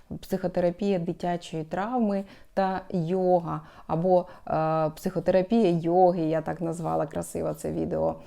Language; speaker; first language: Ukrainian; non-native, local second language; Russian